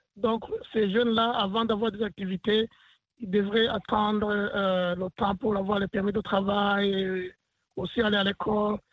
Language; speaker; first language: French; non-native, local second language; Rundi